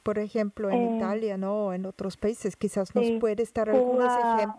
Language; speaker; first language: Spanish; non-native, fluent; German